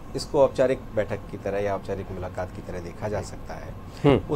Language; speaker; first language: Hindi; native; Hindi